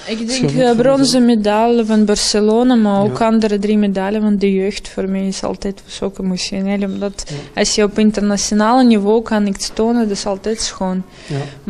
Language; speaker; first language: Dutch; non-native, learner; Russian